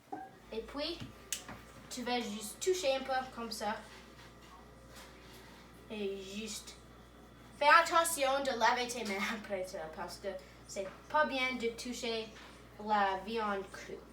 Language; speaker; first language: French; non-native, learner; English